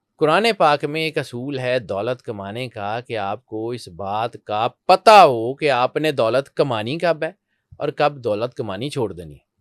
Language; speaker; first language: Urdu; non-native, local second language; Punjabi